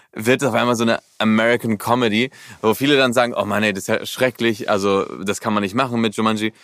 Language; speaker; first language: German; early bilingual, heritage; German